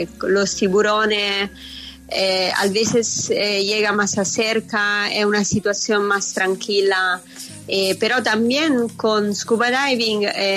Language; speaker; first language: Spanish; non-native, fluent; Italian